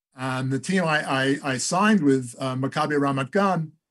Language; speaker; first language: English; native; English